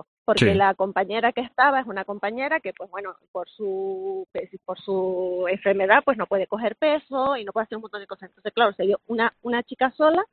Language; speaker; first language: Spanish; native; Spanish